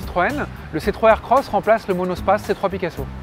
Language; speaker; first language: French; native; French